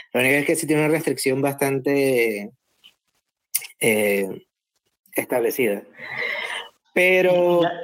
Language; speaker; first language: Spanish; native; Spanish